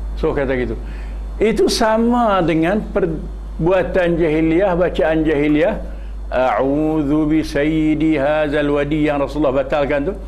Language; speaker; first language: Malay; early bilingual, heritage; Malay